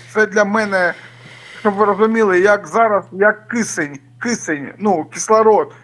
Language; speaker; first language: Ukrainian; non-native, local second language; Russian